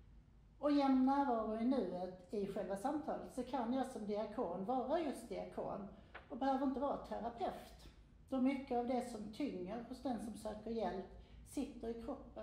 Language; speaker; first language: Swedish; native; Swedish